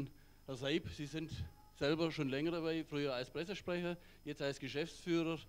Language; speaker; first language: German; native; German